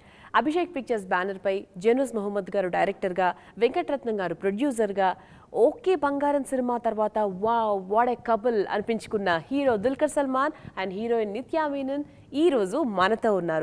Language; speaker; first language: Telugu; native; Telugu